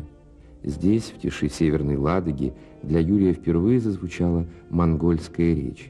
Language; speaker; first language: Russian; native; Russian